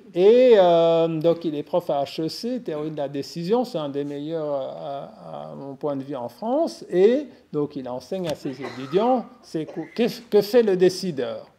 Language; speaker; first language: French; native; French